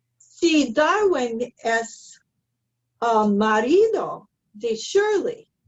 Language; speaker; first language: Spanish; non-native, learner; English